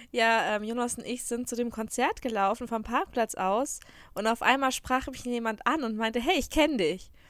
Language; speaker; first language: German; native; German